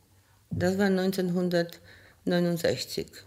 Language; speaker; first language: German; non-native, fluent; Polish